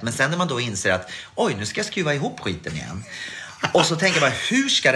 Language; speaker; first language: Swedish; native; Swedish